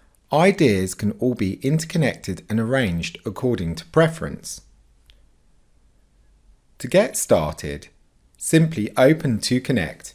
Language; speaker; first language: English; native; English